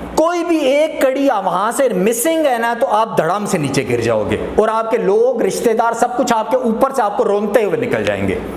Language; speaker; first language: Urdu; non-native, local second language; Punjabi